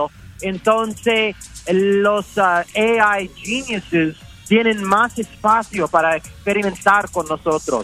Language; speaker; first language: Spanish; early bilingual, heritage; English